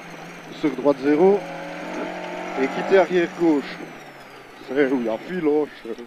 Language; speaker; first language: French; native; French